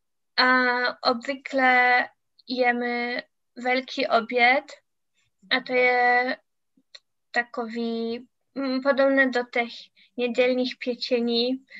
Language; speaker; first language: Czech; non-native, learner; English